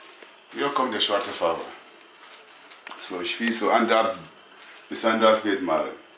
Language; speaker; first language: German; non-native, learner; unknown